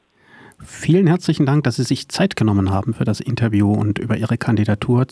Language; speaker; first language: German; native; German